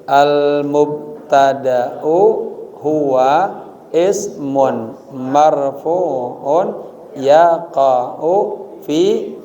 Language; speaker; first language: Arabic; non-native, fluent; Indonesian